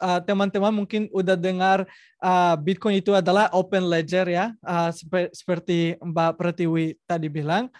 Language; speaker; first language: Indonesian; non-native, learner; Spanish